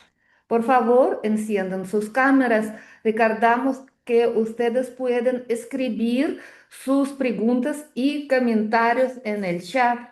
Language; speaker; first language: Spanish; non-native, fluent; Russian